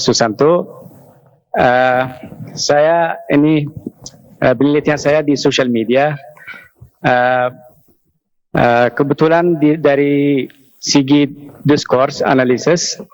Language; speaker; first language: Indonesian; non-native, fluent; Arabic